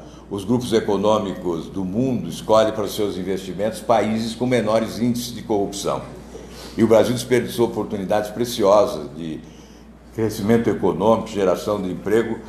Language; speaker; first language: Portuguese; native; Portuguese